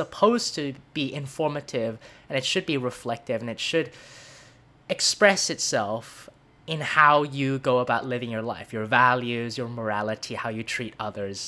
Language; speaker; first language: English; non-native, local second language; Cantonese